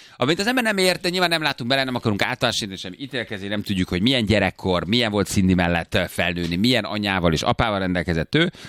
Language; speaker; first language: Hungarian; native; Hungarian